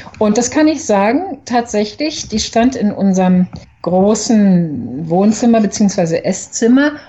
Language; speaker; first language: German; native; German